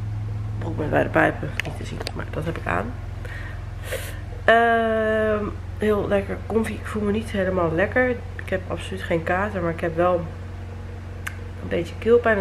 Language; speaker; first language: Dutch; native; Dutch